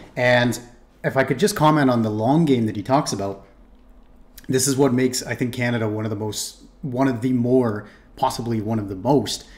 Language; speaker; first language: English; native; English